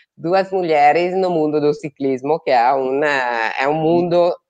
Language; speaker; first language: Portuguese; non-native, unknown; Italian